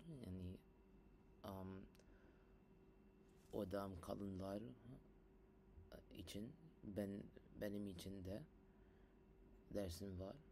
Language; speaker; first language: Turkish; non-native, learner; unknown